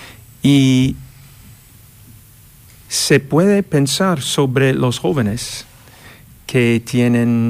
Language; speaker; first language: Spanish; non-native, fluent; English